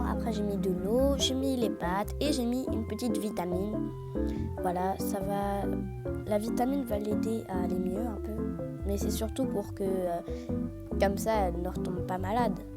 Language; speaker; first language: French; native; French